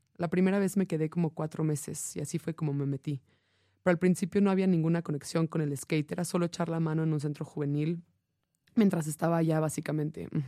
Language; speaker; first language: Spanish; non-native, fluent; English